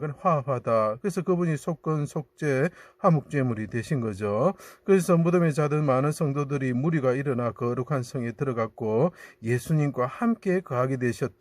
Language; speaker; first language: Korean; native; Korean